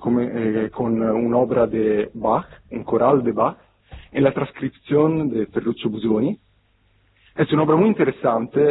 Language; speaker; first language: Spanish; non-native, fluent; Italian